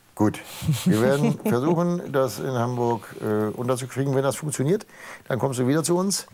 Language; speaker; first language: German; native; German